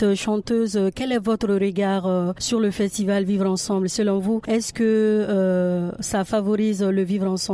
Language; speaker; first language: French; non-native, local second language; Bambara